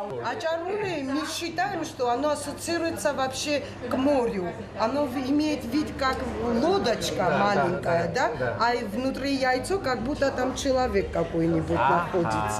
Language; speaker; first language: Russian; non-native, fluent; Georgian